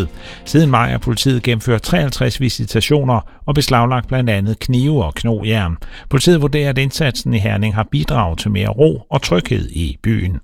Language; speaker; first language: Danish; native; Danish